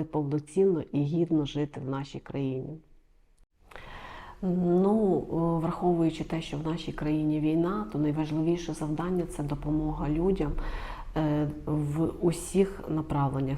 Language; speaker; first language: Ukrainian; native; Ukrainian